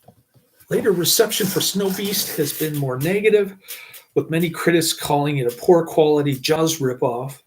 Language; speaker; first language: English; native; English